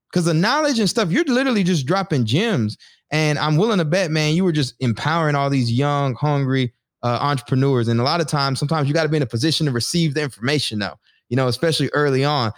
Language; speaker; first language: English; native; English